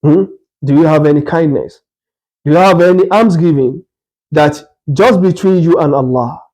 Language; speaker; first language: English; non-native, local second language; Yoruba